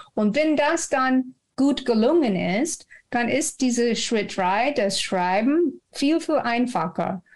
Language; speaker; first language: German; non-native, fluent; English